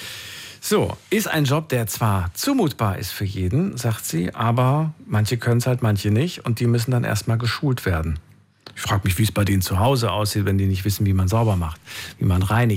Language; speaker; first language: German; native; German